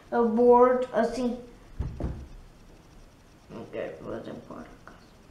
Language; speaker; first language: Portuguese; early bilingual, heritage; Turkish